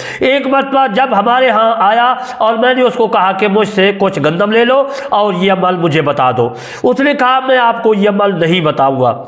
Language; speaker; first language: Urdu; non-native, local second language; Saraiki